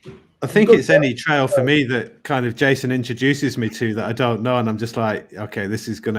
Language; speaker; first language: English; native; English